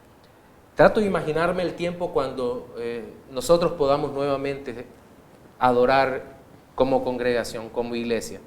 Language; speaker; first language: Spanish; native; Spanish